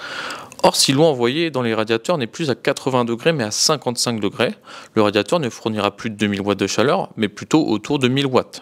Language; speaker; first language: French; native; French